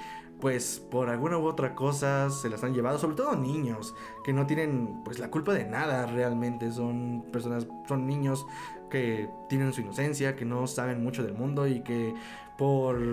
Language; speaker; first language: Spanish; native; Spanish